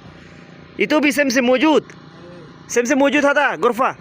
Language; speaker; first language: Arabic; non-native, learner; Bangla